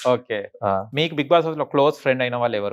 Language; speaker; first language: Telugu; native; Telugu